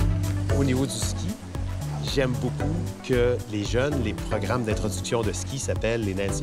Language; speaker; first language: French; native; French